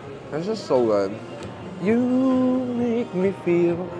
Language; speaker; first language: English; early bilingual, other home language; Spanish